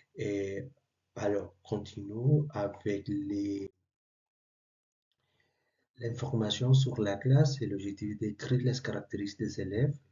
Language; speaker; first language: French; non-native, learner; Spanish